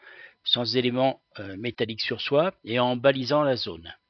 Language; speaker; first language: French; native; French